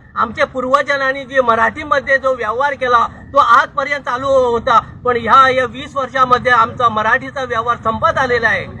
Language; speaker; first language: Marathi; non-native, local second language; Konkani